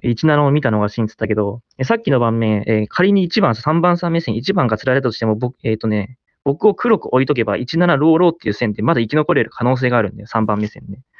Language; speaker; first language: Japanese; native; Japanese